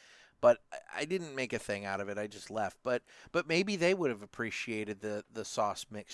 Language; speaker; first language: English; native; English